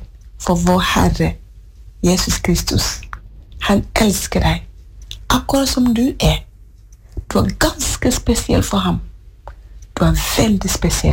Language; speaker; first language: Norwegian; non-native, fluent; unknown